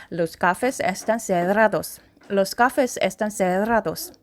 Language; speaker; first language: Spanish; non-native, learner; Korean